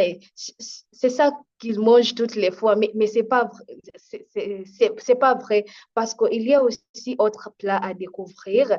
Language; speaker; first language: French; non-native, fluent; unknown